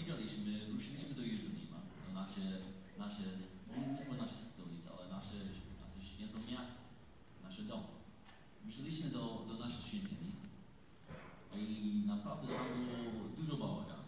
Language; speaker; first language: Polish; non-native, learner; English